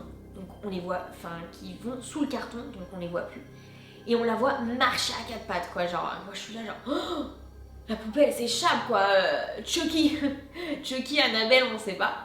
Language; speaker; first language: French; native; French